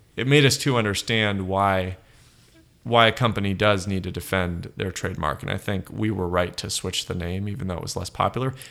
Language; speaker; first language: English; native; English